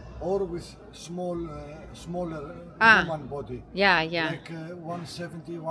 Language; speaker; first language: English; non-native, learner; Greek